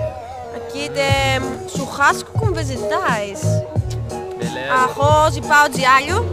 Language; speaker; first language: Portuguese; non-native, learner; Greek